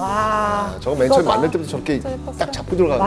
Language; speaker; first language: Korean; native; Korean